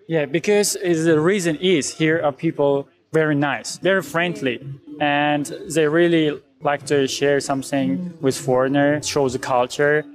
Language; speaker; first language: English; non-native, learner; Uzbek